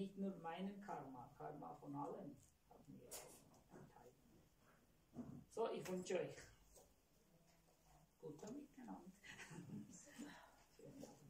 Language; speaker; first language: German; non-native, learner; Tamil